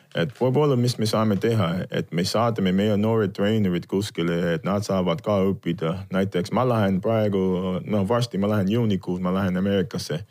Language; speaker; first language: Estonian; non-native, fluent; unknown